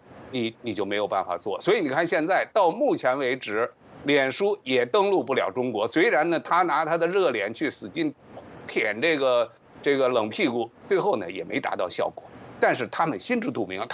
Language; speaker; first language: Chinese; native; Chinese